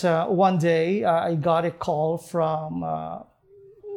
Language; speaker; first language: English; non-native, local second language; Hiligaynon